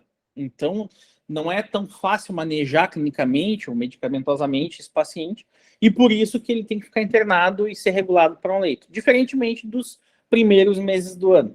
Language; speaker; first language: Portuguese; native; Portuguese